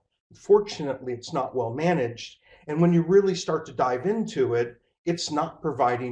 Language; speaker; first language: English; native; English